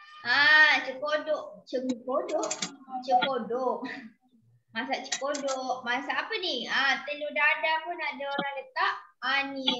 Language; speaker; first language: Malay; native; Malay